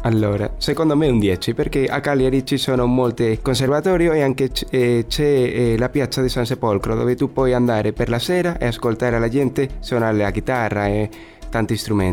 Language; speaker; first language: Italian; non-native, learner; Spanish